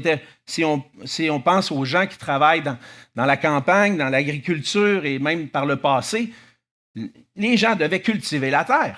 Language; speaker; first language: French; native; French